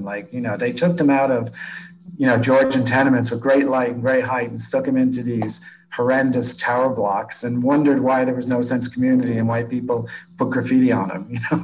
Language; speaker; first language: English; native; English